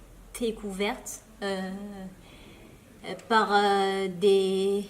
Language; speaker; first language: French; early bilingual, other home language; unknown